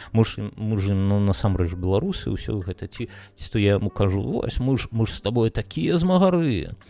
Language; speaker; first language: Belarusian; non-native, local second language; Russian